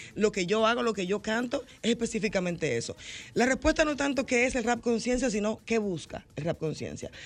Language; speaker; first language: Spanish; native; Spanish